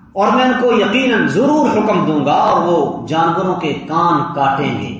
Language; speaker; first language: Urdu; native; Urdu